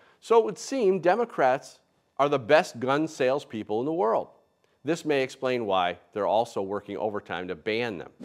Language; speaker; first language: English; native; English